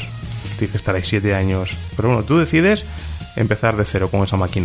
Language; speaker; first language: Spanish; native; Spanish